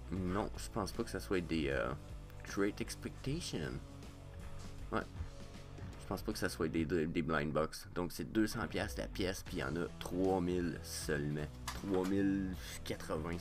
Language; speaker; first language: French; native; French